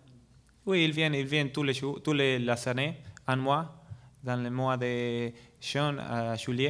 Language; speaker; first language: French; non-native, learner; Spanish